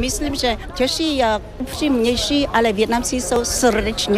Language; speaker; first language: Czech; non-native, fluent; Vietnamese